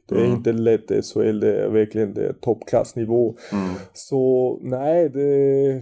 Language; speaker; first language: Swedish; non-native, fluent; German